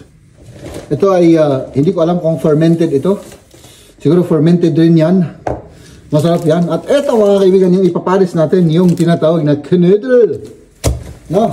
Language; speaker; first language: Filipino; native; Filipino